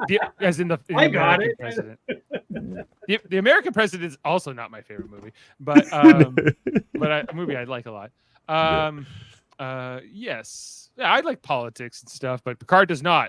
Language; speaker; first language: English; native; English